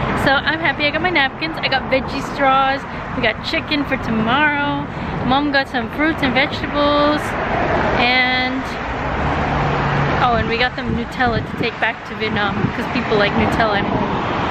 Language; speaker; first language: English; native; English